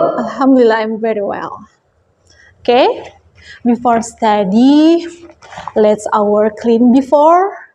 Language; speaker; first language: English; non-native, learner; Indonesian